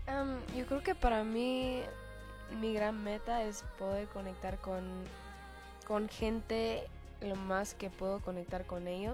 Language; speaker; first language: Spanish; early bilingual, heritage; Spanish